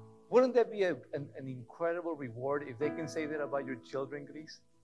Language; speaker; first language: English; early bilingual, other home language; Spanish